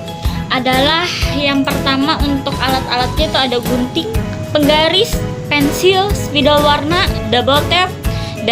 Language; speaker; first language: Indonesian; native; Indonesian